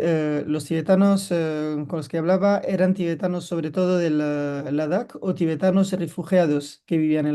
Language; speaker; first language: Spanish; non-native, fluent; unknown